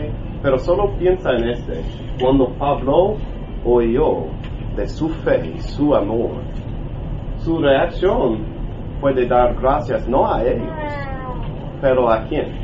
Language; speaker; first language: Spanish; non-native, learner; English